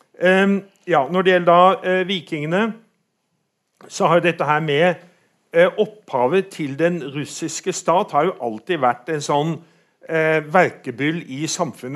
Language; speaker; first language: Norwegian; native; Norwegian